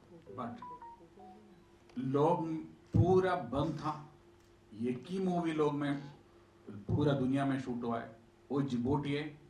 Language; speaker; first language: Hindi; non-native, local second language; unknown